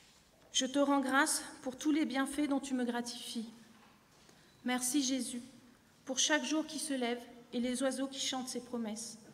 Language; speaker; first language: French; native; French